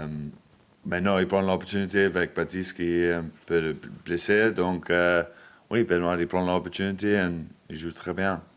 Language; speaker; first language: French; non-native, fluent; English